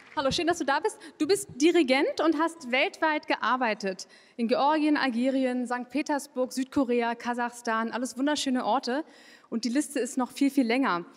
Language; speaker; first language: German; native; German